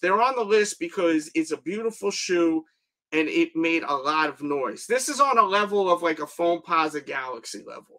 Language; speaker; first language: English; native; English